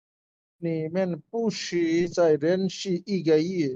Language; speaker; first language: Chinese; non-native, learner; Bangla